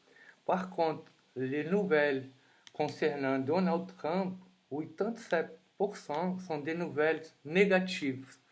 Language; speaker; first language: French; non-native, fluent; Portuguese